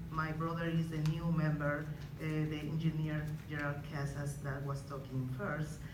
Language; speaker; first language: English; non-native, fluent; Spanish